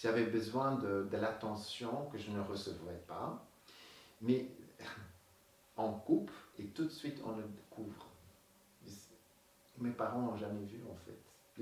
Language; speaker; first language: French; non-native, local second language; Dutch